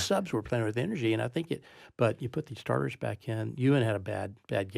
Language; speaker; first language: English; native; English